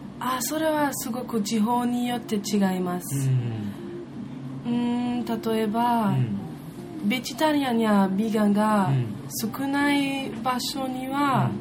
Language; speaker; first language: Japanese; non-native, learner; German